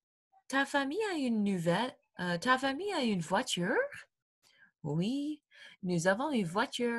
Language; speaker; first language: French; non-native, fluent; English